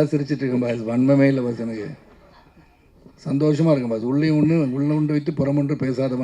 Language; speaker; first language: Tamil; native; Tamil